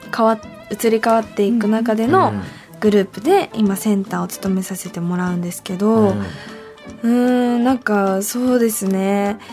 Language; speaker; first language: Japanese; native; Japanese